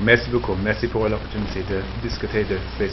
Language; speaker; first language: French; non-native, fluent; English